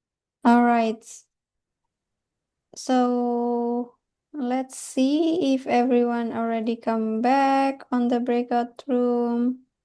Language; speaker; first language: English; non-native, fluent; Indonesian